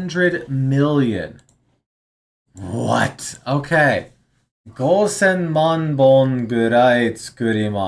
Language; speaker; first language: Japanese; non-native, learner; English